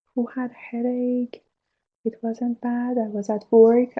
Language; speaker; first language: English; non-native, fluent; Persian